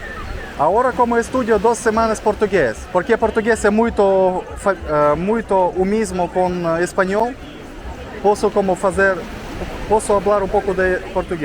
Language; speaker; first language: Portuguese; non-native, learner; Russian